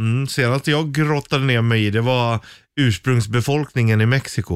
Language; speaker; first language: Swedish; native; Swedish